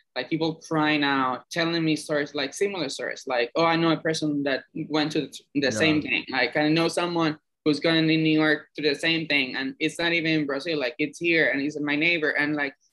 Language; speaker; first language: English; non-native, fluent; Spanish